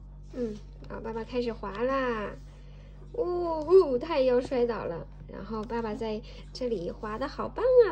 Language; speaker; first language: Chinese; native; Chinese